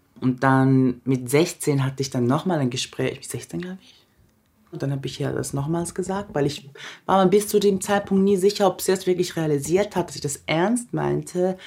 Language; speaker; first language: German; early bilingual, other home language; Japanese